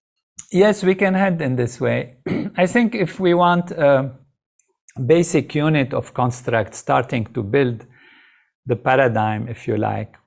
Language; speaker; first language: English; non-native, fluent; Arabic